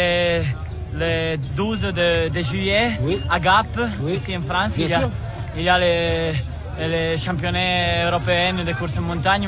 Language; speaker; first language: French; non-native, learner; Italian